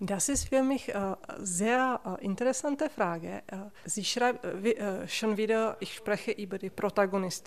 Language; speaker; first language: German; non-native, fluent; Czech